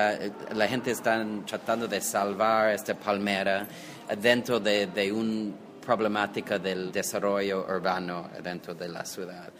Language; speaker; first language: Spanish; non-native, fluent; English